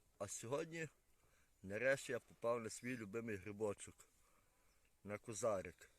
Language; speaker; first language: Ukrainian; native; Ukrainian